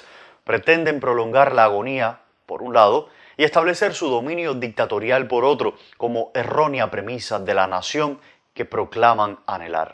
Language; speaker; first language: Spanish; native; Spanish